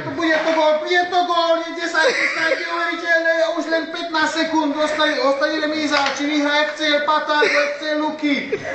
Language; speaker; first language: Slovak; non-native, local second language; Hungarian